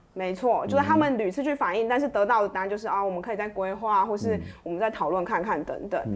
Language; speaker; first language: Chinese; native; Chinese